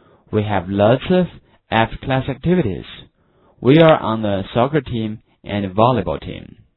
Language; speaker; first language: English; non-native, fluent; Chinese